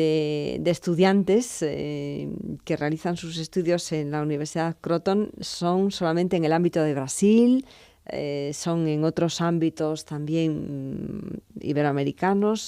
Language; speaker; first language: Spanish; native; Spanish